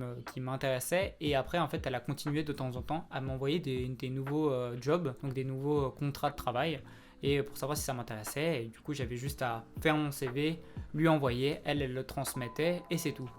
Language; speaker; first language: French; native; French